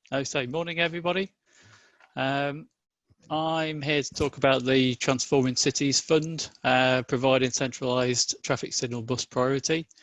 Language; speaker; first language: English; native; English